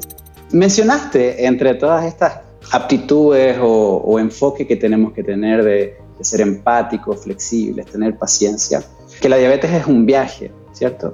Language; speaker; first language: Spanish; native; Spanish